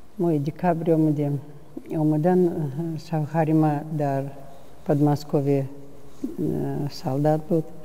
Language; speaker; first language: Tajik; non-native, fluent; Russian